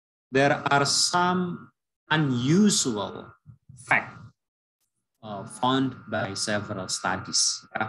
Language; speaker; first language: English; non-native, fluent; Indonesian